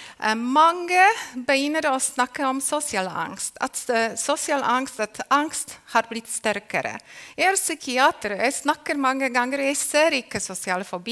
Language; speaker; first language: Norwegian; non-native, fluent; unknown